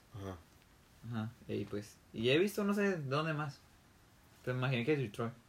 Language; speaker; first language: Spanish; native; Spanish